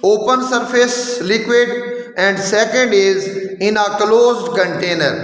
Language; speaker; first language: English; non-native, local second language; Urdu